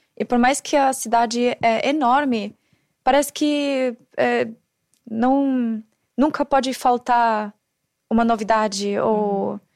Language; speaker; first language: Portuguese; non-native, fluent; German